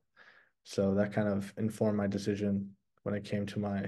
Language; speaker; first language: English; early bilingual, other home language; Persian